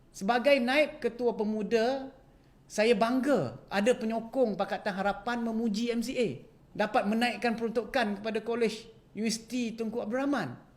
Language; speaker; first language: Malay; non-native, local second language; Chinese